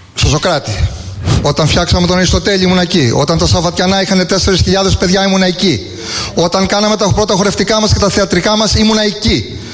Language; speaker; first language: Greek; early bilingual, heritage; Greek